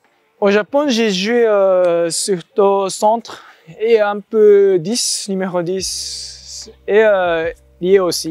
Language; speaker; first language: French; non-native, learner; Japanese